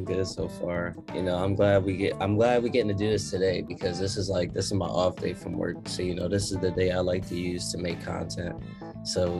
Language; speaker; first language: English; native; English